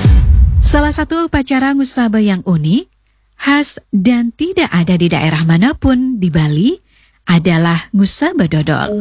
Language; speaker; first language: Indonesian; native; Indonesian